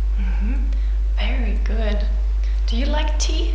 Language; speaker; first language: English; non-native, fluent; German